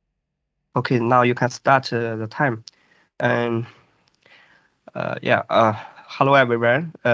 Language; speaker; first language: English; non-native, fluent; Chinese